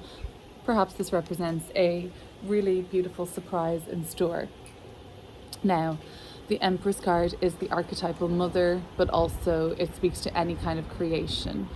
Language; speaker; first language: English; native; English